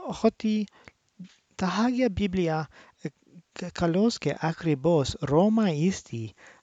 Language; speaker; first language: Greek; non-native, learner; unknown